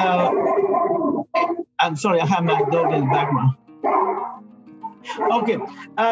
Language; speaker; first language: English; non-native, fluent; Spanish